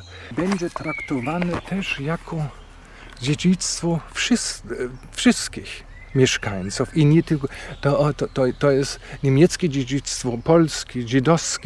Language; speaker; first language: Polish; non-native, fluent; German